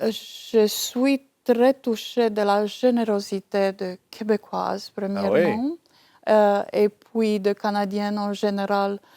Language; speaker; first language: French; non-native, fluent; Romanian